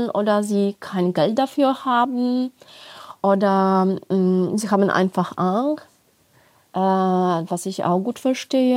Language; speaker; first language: German; non-native, fluent; Polish